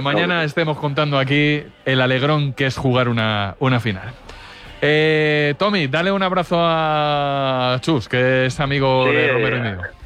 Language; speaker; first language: Spanish; native; Spanish